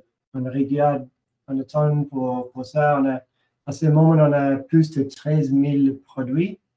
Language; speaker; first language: French; non-native, learner; English